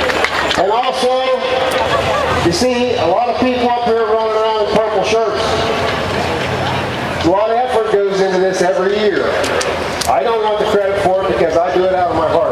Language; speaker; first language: English; native; English